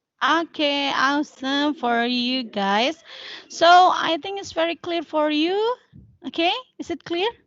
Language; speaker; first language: English; non-native, learner; Indonesian